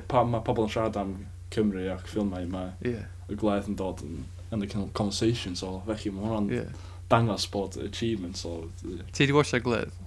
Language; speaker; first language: Welsh; native; Welsh